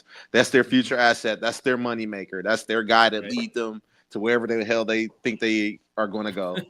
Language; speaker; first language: English; native; English